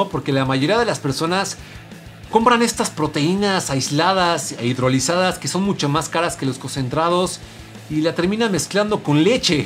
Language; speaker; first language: Spanish; native; Spanish